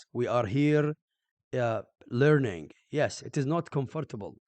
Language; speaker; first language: English; non-native, fluent; Arabic